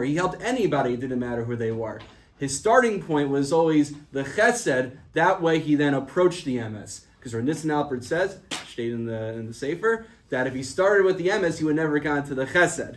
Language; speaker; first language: English; native; English